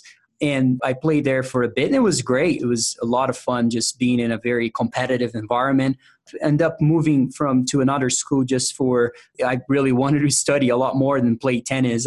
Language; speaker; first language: English; non-native, fluent; Portuguese